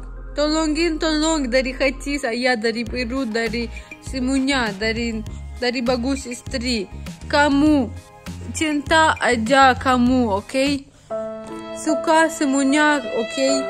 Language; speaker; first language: Indonesian; non-native, learner; Russian